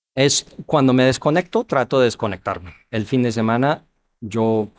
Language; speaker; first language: Spanish; non-native, fluent; English